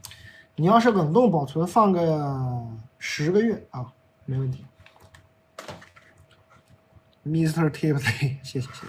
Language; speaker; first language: Chinese; native; Chinese